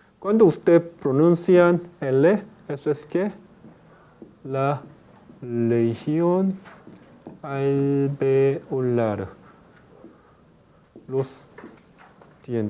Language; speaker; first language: Spanish; non-native, fluent; Korean